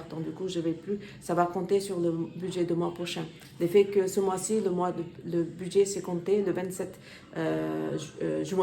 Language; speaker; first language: French; non-native, learner; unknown